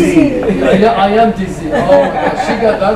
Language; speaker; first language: English; non-native, learner; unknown